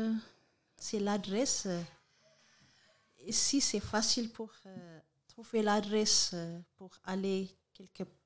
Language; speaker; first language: French; non-native, learner; Amharic